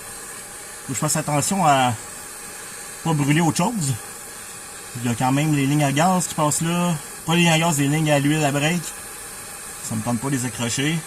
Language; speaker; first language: French; native; French